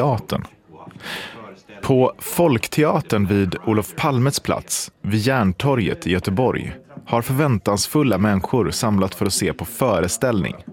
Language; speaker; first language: Swedish; native; Swedish